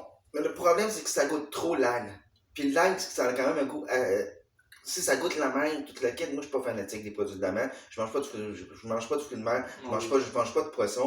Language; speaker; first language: French; native; French